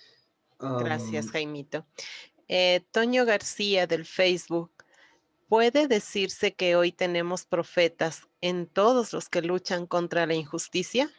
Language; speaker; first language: Spanish; native; Spanish